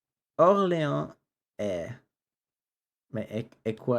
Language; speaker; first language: French; non-native, local second language; English